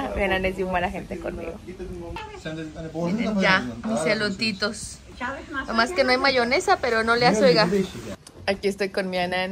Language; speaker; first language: Spanish; native; Spanish